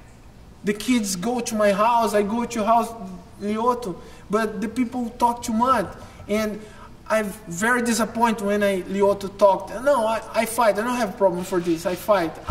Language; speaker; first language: English; non-native, learner; Portuguese